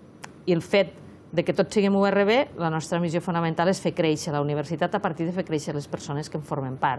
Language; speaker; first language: Catalan; native; Catalan